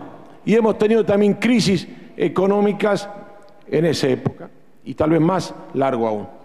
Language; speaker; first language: Spanish; native; Spanish